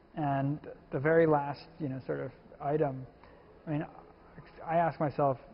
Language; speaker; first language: English; native; English